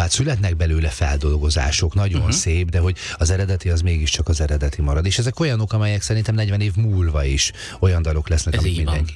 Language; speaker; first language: Hungarian; native; Hungarian